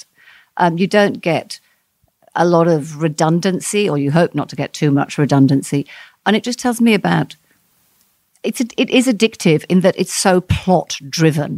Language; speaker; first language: English; non-native, fluent; French